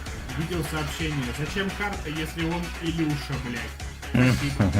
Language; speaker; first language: Russian; native; Russian